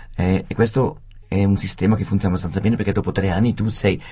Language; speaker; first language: Italian; non-native, fluent; Swiss German